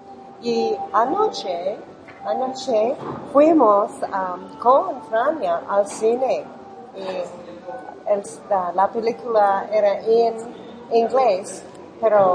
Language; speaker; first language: Spanish; non-native, fluent; English